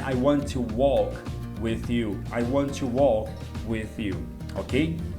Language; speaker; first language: English; non-native, learner; Portuguese